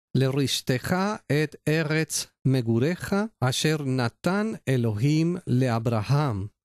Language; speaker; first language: Hebrew; non-native, learner; Spanish